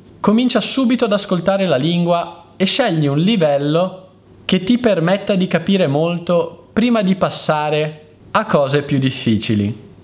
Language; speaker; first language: Italian; native; Italian